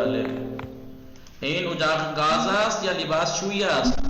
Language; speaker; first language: Persian; non-native, fluent; Urdu